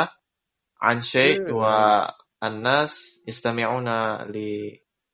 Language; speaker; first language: Arabic; non-native, learner; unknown